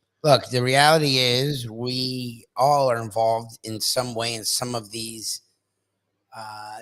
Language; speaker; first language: English; native; English